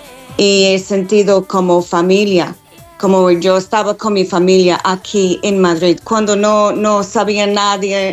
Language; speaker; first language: Spanish; non-native, fluent; English